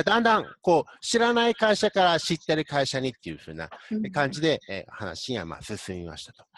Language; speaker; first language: Japanese; native; Japanese